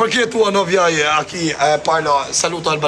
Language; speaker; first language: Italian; non-native, learner; Albanian